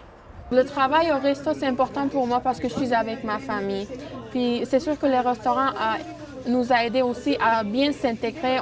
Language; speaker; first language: French; early bilingual, other home language; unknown